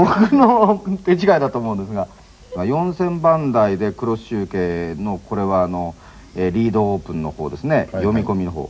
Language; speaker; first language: Japanese; native; Japanese